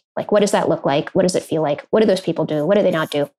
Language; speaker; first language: English; native; English